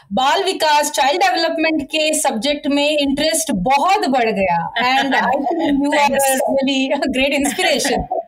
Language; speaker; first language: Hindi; non-native, local second language; Marathi